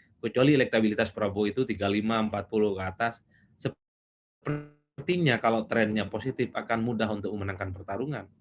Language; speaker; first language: Indonesian; non-native, local second language; Madurese